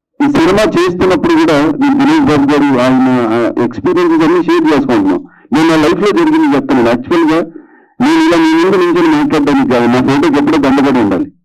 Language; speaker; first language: Telugu; native; Telugu